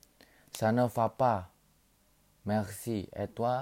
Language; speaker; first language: French; non-native, learner; Indonesian